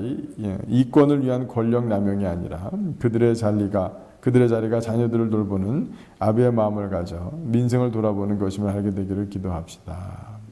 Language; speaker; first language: Korean; native; Korean